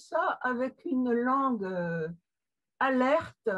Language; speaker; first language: French; native; French